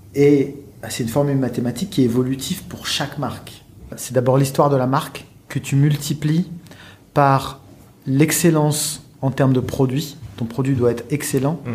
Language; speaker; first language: French; native; French